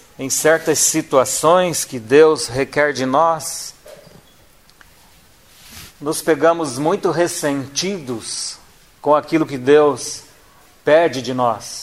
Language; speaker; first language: Portuguese; native; Portuguese